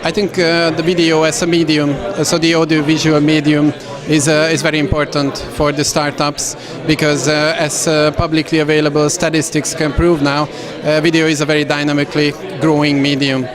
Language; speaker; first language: English; non-native, fluent; Hungarian